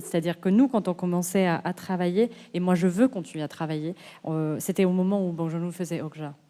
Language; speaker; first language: French; native; French